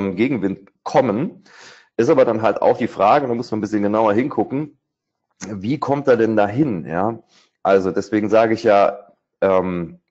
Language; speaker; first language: German; native; German